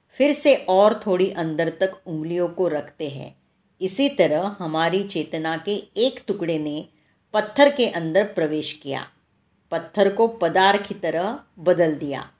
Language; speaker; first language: Hindi; non-native, local second language; Marathi